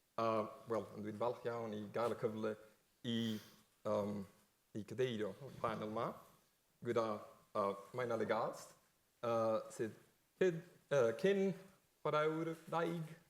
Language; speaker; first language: Welsh; non-native, fluent; Spanish